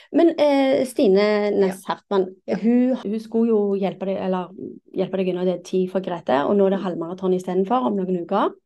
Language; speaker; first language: Norwegian; native; Norwegian